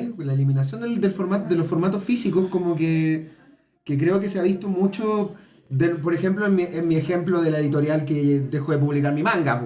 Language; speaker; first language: Spanish; native; Spanish